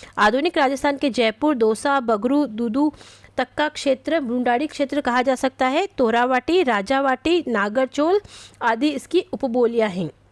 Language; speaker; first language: Hindi; native; Hindi